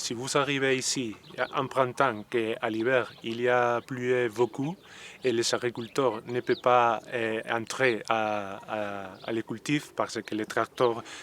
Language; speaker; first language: French; non-native, learner; Spanish